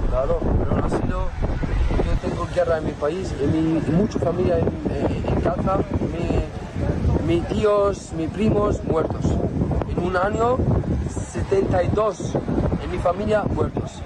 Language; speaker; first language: Spanish; non-native, learner; Arabic